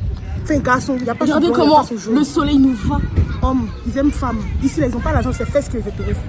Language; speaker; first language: French; native; French